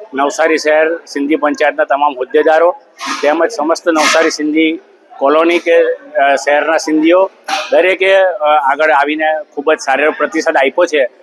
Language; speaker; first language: Gujarati; non-native, local second language; Sindhi